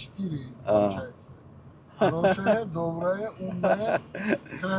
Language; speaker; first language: Russian; non-native, local second language; Uzbek